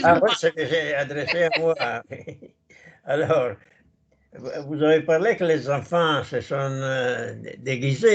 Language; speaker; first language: French; non-native, learner; Italian